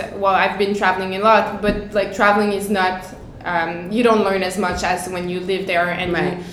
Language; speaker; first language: English; native; English